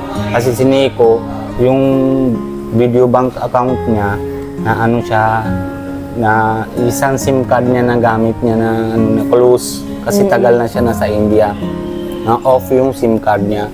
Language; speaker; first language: Filipino; non-native, learner; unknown